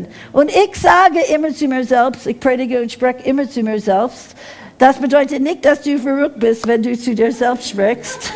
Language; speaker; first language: German; non-native, fluent; English